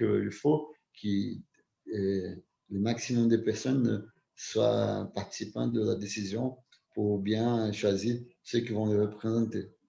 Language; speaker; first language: French; non-native, fluent; Portuguese